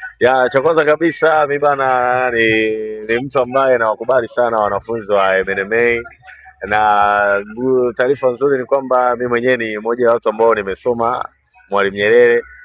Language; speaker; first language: Swahili; native; Swahili